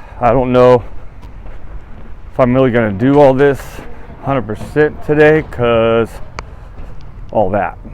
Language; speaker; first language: English; native; English